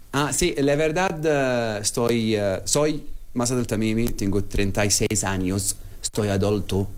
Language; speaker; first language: Spanish; non-native, learner; Arabic